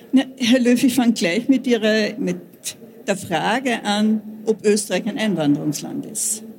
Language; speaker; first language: German; native; German